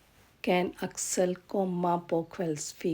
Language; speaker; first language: Swedish; non-native, fluent; Urdu